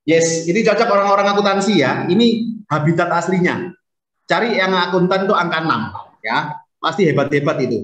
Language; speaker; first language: Indonesian; native; Indonesian